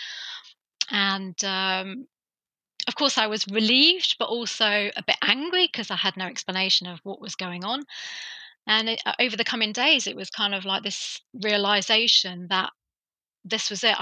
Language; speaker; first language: English; native; English